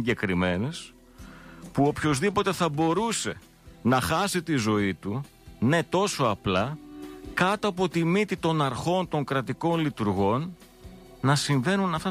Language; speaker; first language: Greek; native; Greek